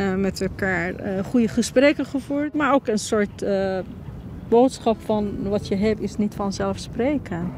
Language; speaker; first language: Dutch; non-native, fluent; Persian